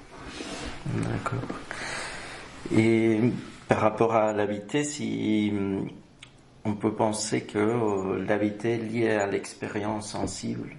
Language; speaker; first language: French; non-native, fluent; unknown